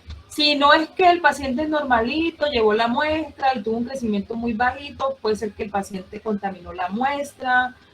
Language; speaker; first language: Spanish; native; Spanish